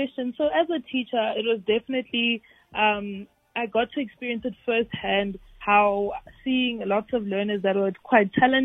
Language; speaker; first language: English; non-native, local second language; Venda